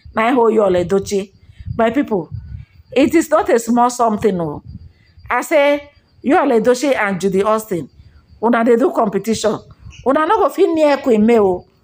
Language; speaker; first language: Nigerian Pidgin; non-native, local second language; Igbo